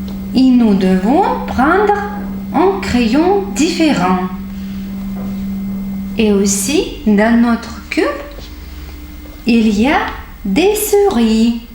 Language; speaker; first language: French; non-native, fluent; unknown